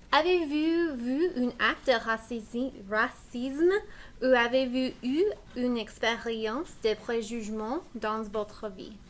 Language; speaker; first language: French; non-native, learner; English